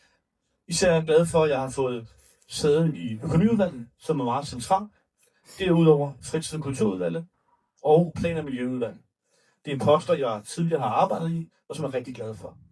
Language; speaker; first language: Danish; early bilingual, other home language; Urdu